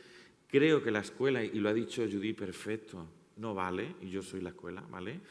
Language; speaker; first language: Spanish; native; Spanish